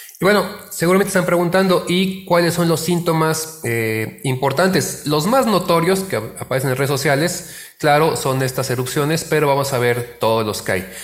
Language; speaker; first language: Spanish; native; Spanish